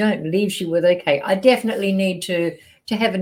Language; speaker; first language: English; native; English